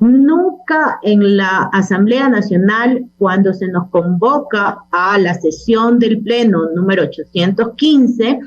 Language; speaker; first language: Spanish; native; Spanish